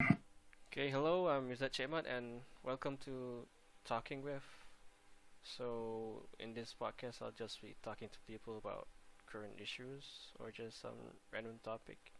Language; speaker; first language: English; non-native, local second language; Malay